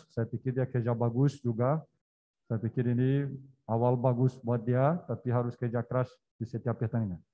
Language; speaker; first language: Indonesian; non-native, learner; Portuguese